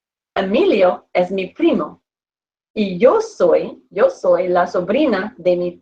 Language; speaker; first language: Spanish; non-native, fluent; English